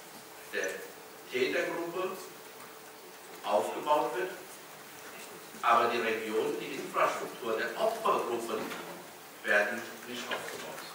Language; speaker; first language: German; early bilingual, other home language; Kurdish